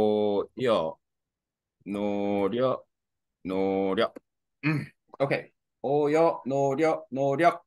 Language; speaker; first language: Vietnamese; non-native, learner; Korean